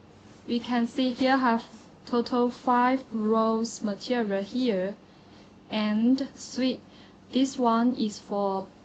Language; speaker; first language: English; non-native, learner; Chinese